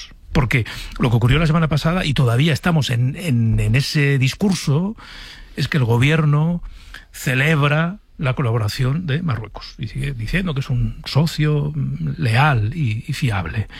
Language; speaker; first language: Spanish; native; Spanish